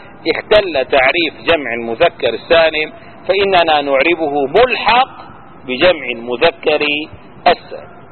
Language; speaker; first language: Arabic; native; Arabic